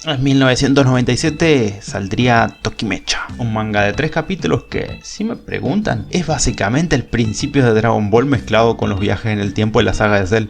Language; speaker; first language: Spanish; native; Spanish